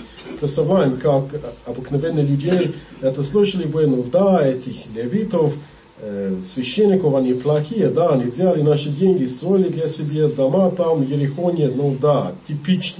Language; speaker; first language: Russian; non-native, learner; English